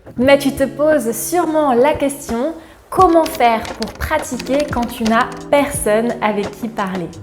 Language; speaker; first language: French; native; French